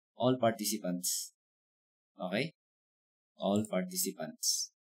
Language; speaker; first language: English; non-native, local second language; Filipino